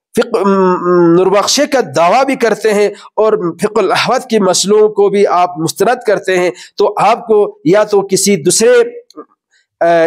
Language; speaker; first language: Urdu; non-native, local second language; Balti